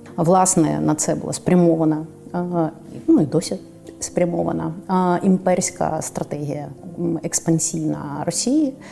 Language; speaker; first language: Ukrainian; non-native, local second language; Russian